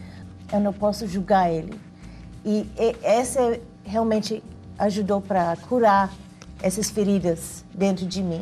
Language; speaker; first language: Portuguese; non-native, fluent; English